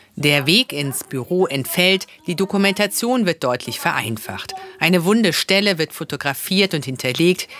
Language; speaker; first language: German; native; German